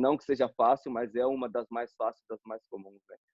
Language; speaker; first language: Portuguese; native; Portuguese